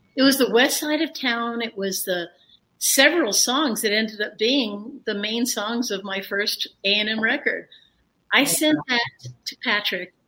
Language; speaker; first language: English; early bilingual, other home language; Spanish